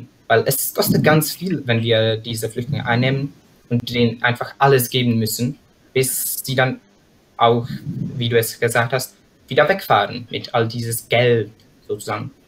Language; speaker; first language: German; non-native, fluent; Czech